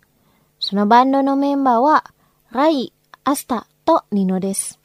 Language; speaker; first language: Japanese; non-native, fluent; Indonesian